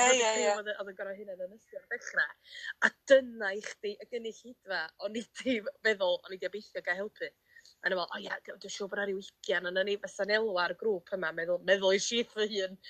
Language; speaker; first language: Welsh; native; Welsh